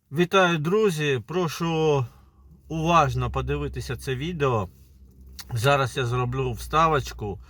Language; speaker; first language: Ukrainian; native; Ukrainian